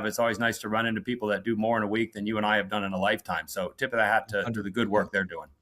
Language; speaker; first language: English; native; English